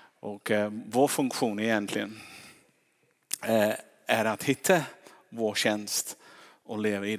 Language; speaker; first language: Swedish; non-native, fluent; English